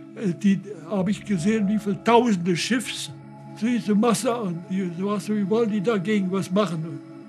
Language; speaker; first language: German; native; German